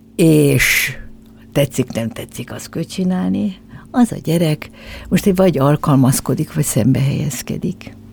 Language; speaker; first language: Hungarian; native; Hungarian